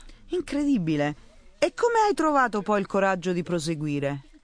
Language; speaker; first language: Italian; native; Italian